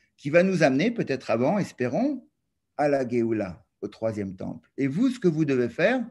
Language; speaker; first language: French; native; French